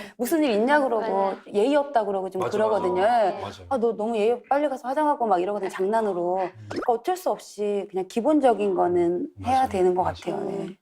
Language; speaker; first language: Korean; non-native, fluent; Filipino